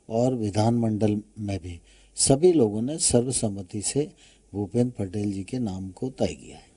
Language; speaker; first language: Hindi; native; Hindi